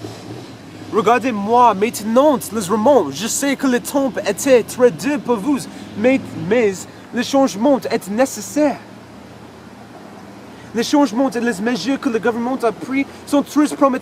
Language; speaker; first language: French; non-native, learner; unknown